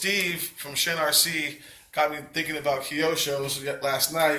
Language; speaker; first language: English; native; English